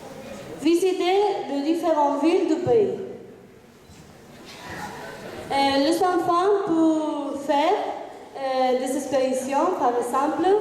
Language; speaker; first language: French; non-native, learner; Spanish